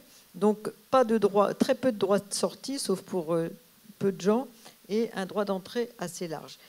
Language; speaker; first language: French; native; French